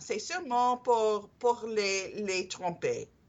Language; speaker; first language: French; non-native, learner; English